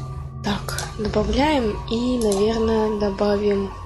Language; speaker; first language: Russian; native; Russian